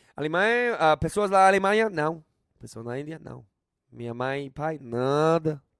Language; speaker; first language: Portuguese; non-native, learner; English